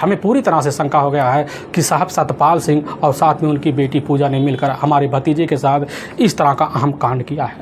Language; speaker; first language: Hindi; native; Hindi